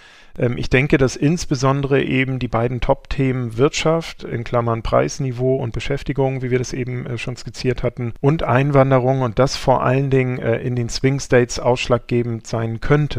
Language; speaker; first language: German; native; German